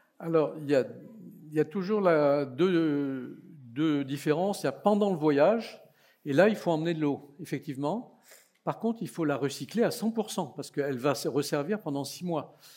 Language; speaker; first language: French; native; French